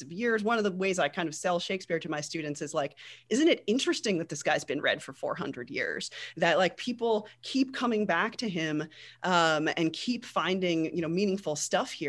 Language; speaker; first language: English; native; English